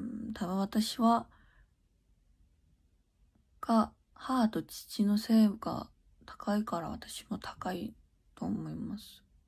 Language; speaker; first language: Japanese; non-native, learner; Korean